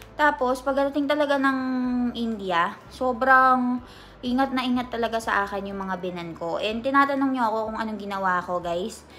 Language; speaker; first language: Filipino; native; Filipino